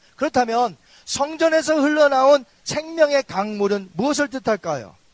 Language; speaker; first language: Korean; native; Korean